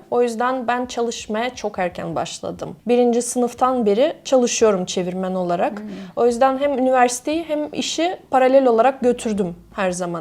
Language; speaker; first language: Turkish; non-native, fluent; Russian